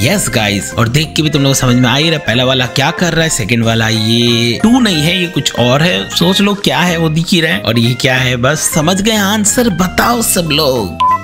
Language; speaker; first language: Hindi; native; Hindi